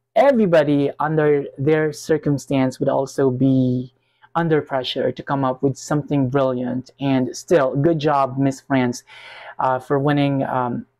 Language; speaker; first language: English; non-native, local second language; Hiligaynon